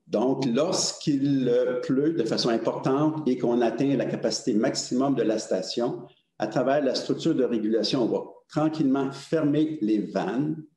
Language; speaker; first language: French; native; French